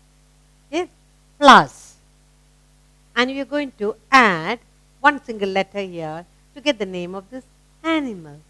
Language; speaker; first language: English; non-native, local second language; Tamil